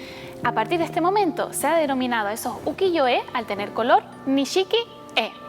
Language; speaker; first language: Spanish; native; Spanish